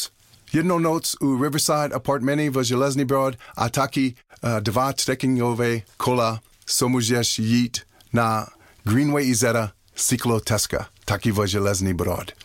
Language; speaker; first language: Czech; non-native, learner; English